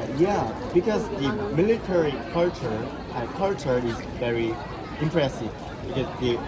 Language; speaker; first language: English; non-native, learner; Korean